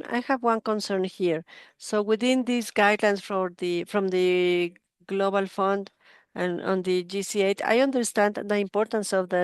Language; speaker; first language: English; non-native, fluent; Spanish